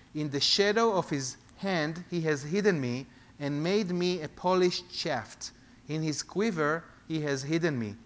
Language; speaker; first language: English; non-native, fluent; Hebrew